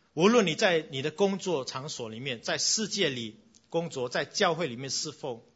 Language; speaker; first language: Chinese; non-native, fluent; English